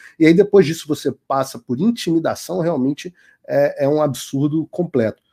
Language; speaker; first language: Portuguese; native; Portuguese